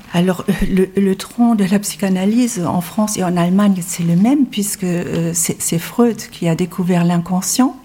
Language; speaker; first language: French; non-native, fluent; German